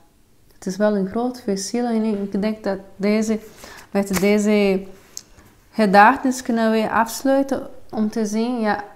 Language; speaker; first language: Dutch; non-native, fluent; Portuguese